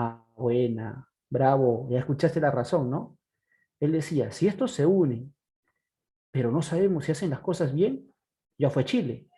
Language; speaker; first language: Spanish; native; Spanish